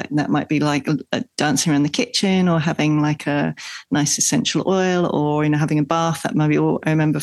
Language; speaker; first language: English; native; English